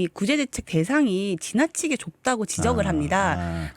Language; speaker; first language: Korean; native; Korean